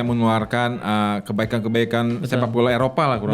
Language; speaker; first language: Indonesian; native; Indonesian